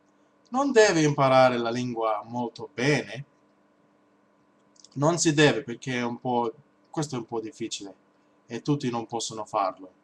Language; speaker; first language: Italian; non-native, learner; English